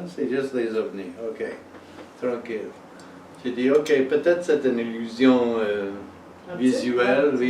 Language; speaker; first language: French; non-native, fluent; English